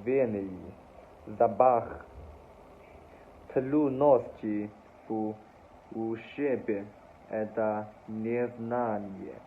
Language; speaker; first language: Russian; non-native, learner; Chinese